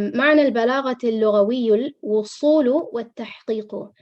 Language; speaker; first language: Arabic; non-native, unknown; Urdu